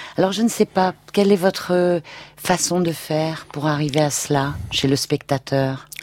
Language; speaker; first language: French; native; French